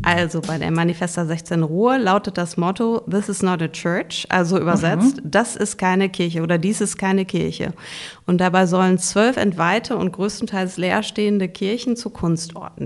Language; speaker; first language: German; native; German